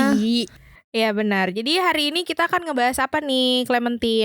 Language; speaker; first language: Indonesian; native; Indonesian